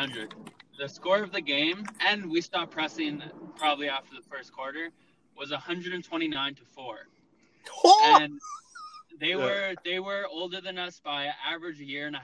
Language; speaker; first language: English; native; English